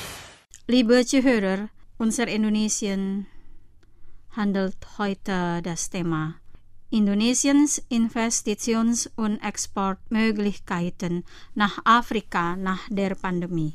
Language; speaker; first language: German; non-native, fluent; Indonesian